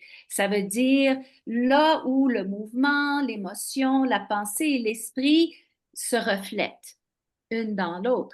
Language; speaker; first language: French; non-native, local second language; English